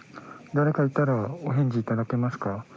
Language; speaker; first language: Japanese; non-native, fluent; Filipino